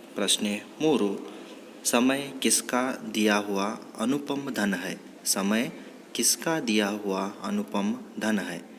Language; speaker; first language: Hindi; non-native, local second language; Kannada